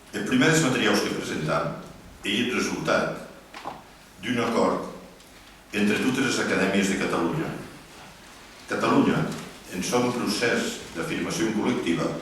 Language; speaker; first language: Catalan; non-native, local second language; Occitan